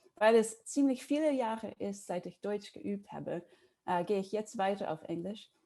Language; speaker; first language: German; non-native, learner; English